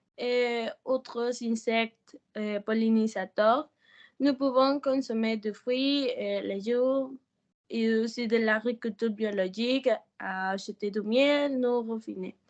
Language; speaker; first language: French; non-native, learner; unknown